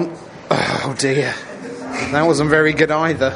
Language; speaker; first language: English; native; English